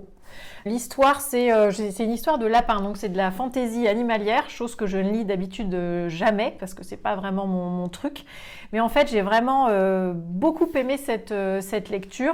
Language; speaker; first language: French; native; French